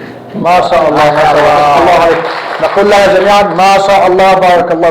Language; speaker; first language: Arabic; native; Arabic